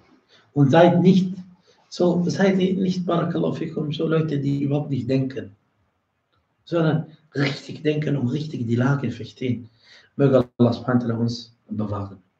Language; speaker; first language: German; non-native, fluent; Arabic